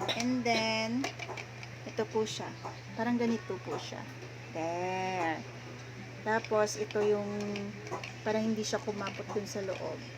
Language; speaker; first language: Filipino; non-native, local second language; Hiligaynon